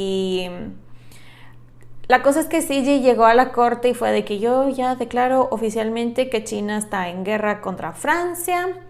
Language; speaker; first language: Spanish; native; Spanish